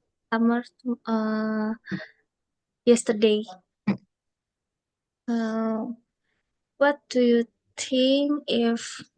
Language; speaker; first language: English; non-native, learner; Indonesian